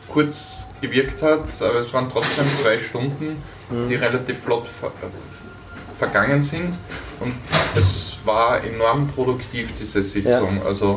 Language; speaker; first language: German; native; German